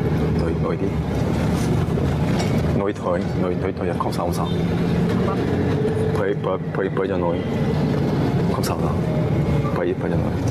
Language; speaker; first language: Vietnamese; non-native, learner; Korean